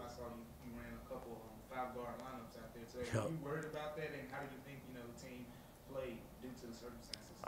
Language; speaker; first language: English; native; English